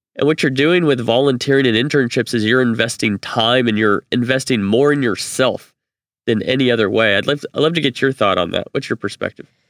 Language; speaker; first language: English; native; English